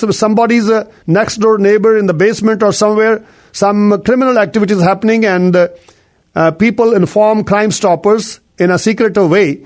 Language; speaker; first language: English; non-native, local second language; Punjabi